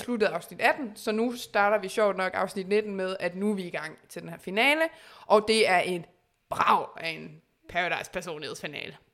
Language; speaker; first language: Danish; native; Danish